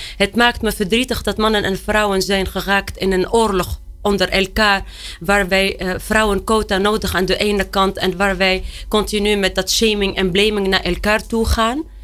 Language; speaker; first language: Dutch; non-native, fluent; Arabic